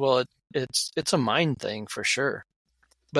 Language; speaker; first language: English; native; English